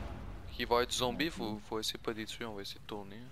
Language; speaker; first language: French; native; French